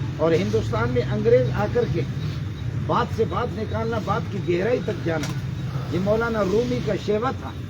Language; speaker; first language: Urdu; non-native, fluent; Baluchi